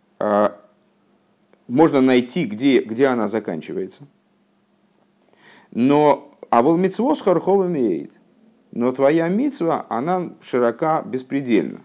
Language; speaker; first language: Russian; native; Russian